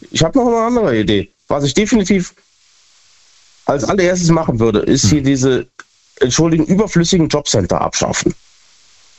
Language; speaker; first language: German; native; German